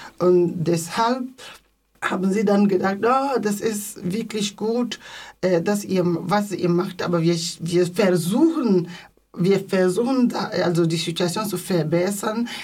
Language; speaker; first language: German; non-native, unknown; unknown